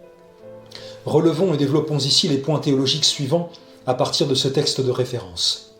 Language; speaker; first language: French; native; French